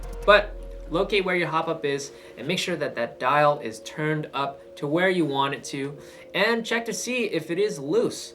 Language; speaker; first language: English; native; English